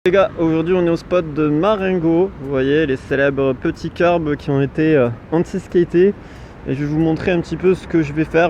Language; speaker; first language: French; native; French